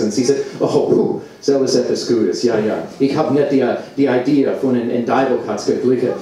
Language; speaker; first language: German; non-native, learner; English